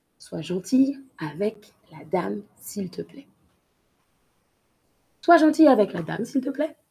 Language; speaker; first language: French; native; French